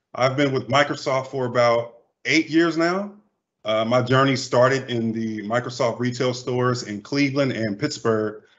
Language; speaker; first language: English; native; English